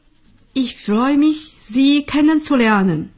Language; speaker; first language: German; non-native, fluent; Chinese